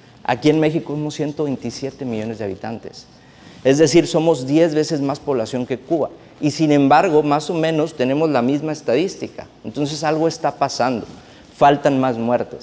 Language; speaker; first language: Spanish; native; Spanish